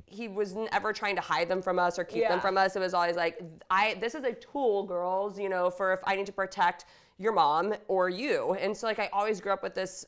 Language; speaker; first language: English; native; English